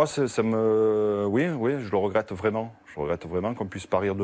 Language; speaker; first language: French; native; French